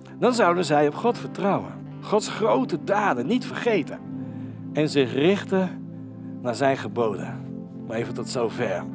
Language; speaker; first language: Dutch; native; Dutch